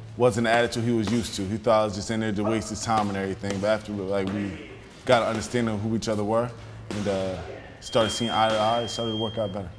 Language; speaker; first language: English; native; English